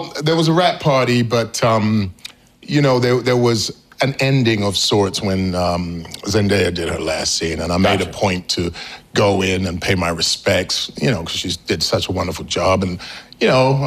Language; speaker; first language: English; native; English